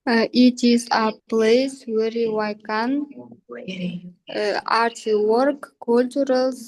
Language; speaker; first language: English; non-native, learner; Kazakh